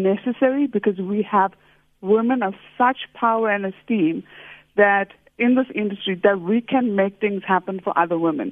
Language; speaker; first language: English; native; English